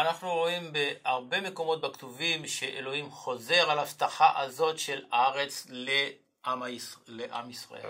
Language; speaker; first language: Hebrew; non-native, fluent; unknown